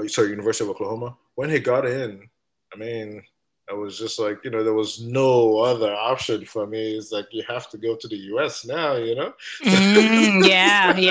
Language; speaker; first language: English; non-native, local second language; Igbo